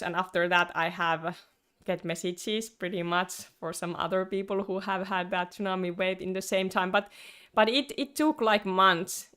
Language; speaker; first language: English; non-native, fluent; Finnish